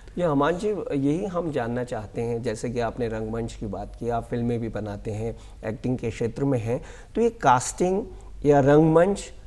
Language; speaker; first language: Hindi; native; Hindi